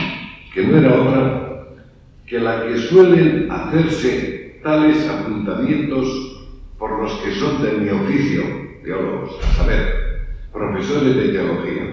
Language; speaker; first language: Spanish; native; Spanish